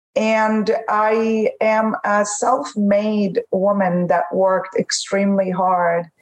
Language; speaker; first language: English; non-native, fluent; Arabic